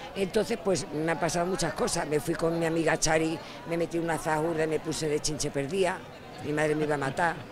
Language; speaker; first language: Spanish; native; Spanish